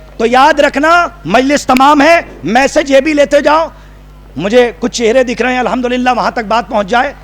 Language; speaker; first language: Urdu; native; Urdu